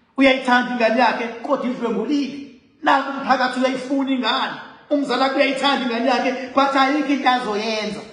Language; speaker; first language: Zulu; native; Zulu